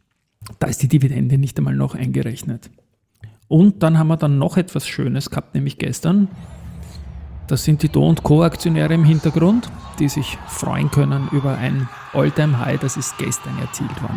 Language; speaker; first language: German; native; German